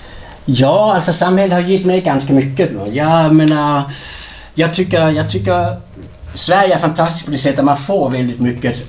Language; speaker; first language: Swedish; non-native, fluent; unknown